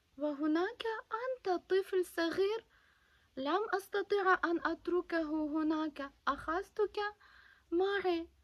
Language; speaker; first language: Arabic; non-native, fluent; Ukrainian